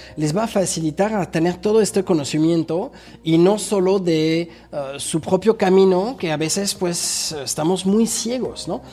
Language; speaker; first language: Spanish; non-native, fluent; French